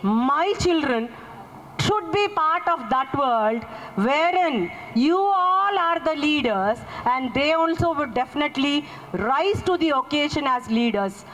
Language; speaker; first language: English; non-native, local second language; Telugu